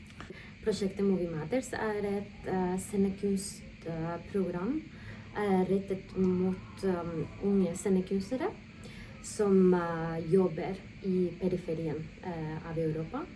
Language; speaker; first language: Norwegian; non-native, fluent; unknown